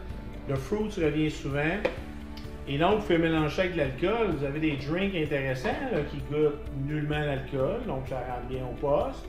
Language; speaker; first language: French; native; French